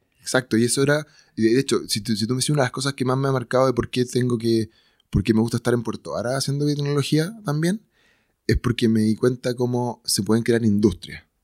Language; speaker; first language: Spanish; native; Spanish